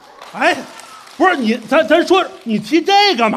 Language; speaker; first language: Chinese; native; Chinese